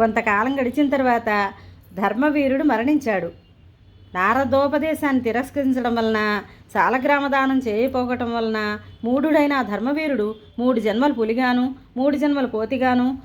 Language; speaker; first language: Telugu; native; Telugu